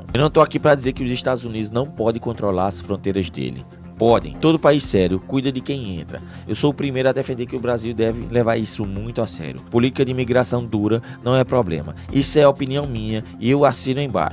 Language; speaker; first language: Portuguese; native; Portuguese